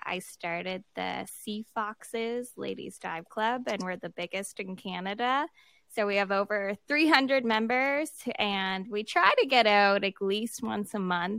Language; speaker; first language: English; native; English